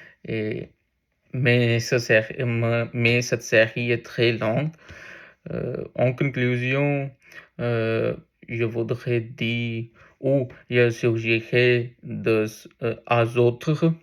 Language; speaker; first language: French; non-native, learner; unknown